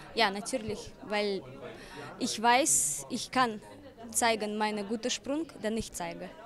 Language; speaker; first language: German; non-native, learner; Russian